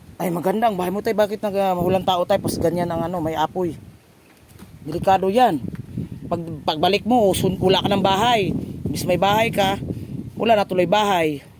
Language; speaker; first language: Filipino; non-native, local second language; Cebuano